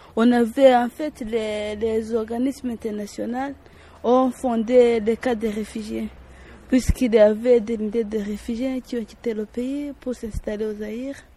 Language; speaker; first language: French; non-native, local second language; Kinyarwanda